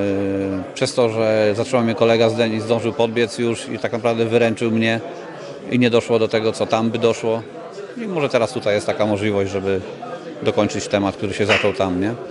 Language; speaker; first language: Polish; native; Polish